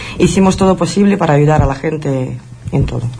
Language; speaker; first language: Spanish; non-native, fluent; Ukrainian